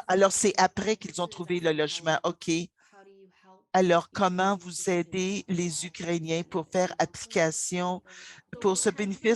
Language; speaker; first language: French; non-native, local second language; English